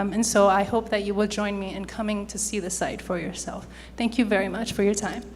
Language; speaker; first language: English; native; English